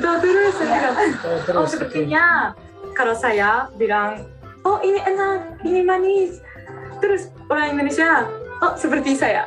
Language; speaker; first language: Indonesian; non-native, learner; Japanese